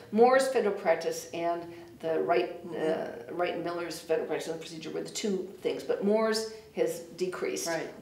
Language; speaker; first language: English; native; English